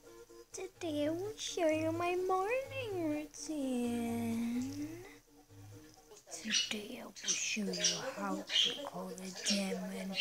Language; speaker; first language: English; non-native, learner; Spanish